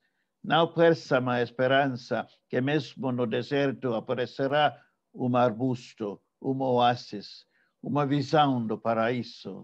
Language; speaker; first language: Portuguese; non-native, fluent; English